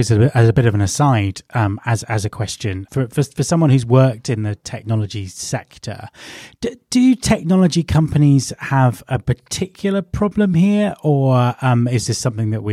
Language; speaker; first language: English; native; English